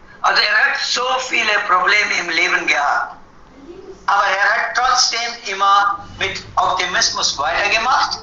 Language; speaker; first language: German; non-native, fluent; Tamil